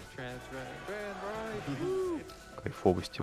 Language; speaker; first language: Russian; native; Russian